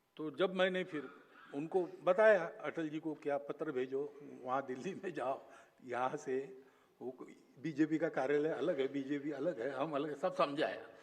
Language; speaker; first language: Hindi; non-native, local second language; Marathi